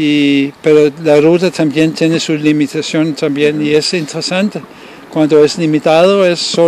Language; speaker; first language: Spanish; non-native, learner; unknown